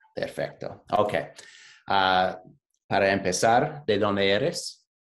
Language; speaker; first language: Spanish; non-native, fluent; English